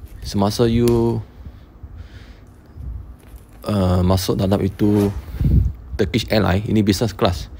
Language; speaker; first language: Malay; non-native, local second language; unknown